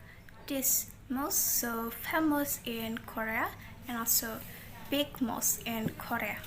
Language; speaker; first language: English; non-native, learner; Indonesian